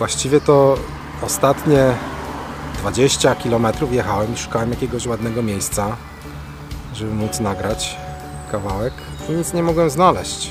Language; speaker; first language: Polish; native; Polish